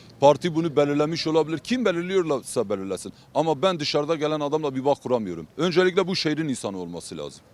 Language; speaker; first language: Turkish; non-native, local second language; Kurdish